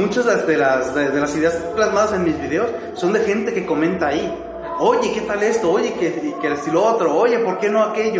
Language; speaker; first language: Spanish; native; Spanish